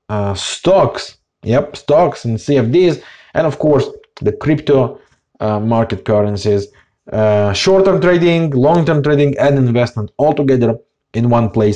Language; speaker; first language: English; non-native, fluent; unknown